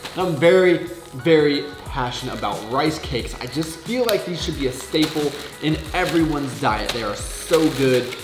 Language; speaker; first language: English; native; English